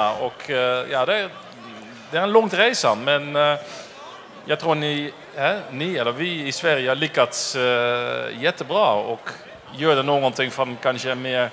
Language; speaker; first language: Swedish; non-native, fluent; Dutch